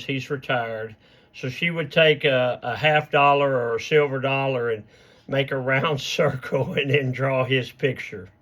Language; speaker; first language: English; native; English